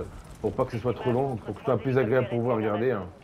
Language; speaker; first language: French; native; French